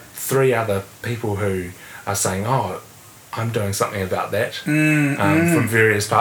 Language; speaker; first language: English; native; English